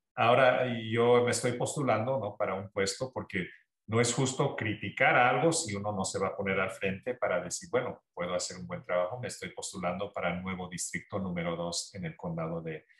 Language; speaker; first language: Spanish; early bilingual, heritage; Spanish